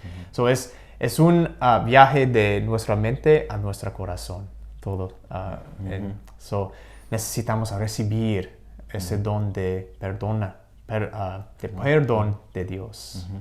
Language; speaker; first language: Spanish; non-native, learner; English